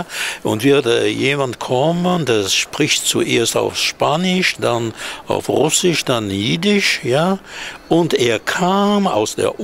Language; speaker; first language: German; non-native, fluent; Hebrew